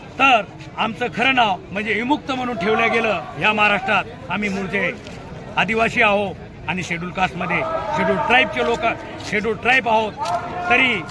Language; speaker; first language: Marathi; native; Marathi